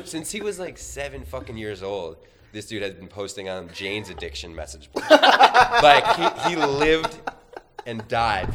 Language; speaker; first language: English; native; English